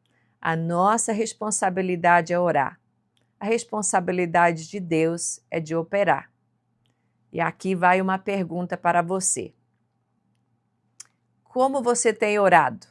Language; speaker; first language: Portuguese; native; Portuguese